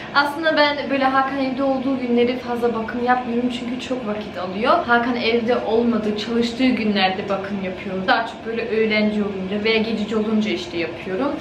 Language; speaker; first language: Turkish; early bilingual, heritage; Turkish